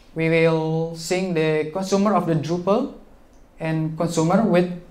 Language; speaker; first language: English; non-native, fluent; Indonesian